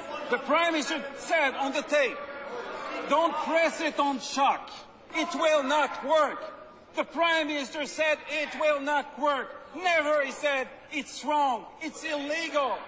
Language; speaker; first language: English; non-native, fluent; French